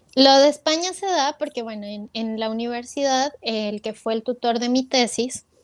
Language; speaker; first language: Spanish; native; Spanish